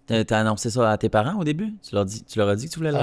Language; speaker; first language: French; native; French